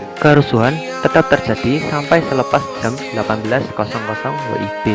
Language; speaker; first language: Indonesian; native; Indonesian